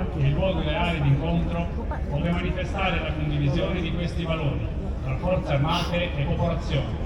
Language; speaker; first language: Italian; native; Italian